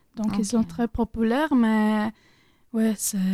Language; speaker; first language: French; non-native, learner; Croatian